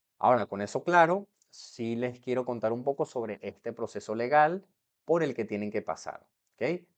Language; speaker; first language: Spanish; native; Spanish